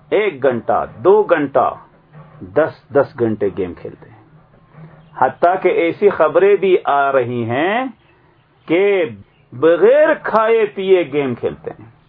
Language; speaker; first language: Urdu; native; Urdu